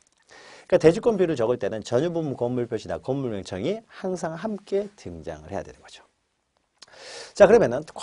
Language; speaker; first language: Korean; native; Korean